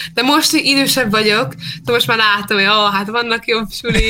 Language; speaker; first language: Hungarian; early bilingual, heritage; Hungarian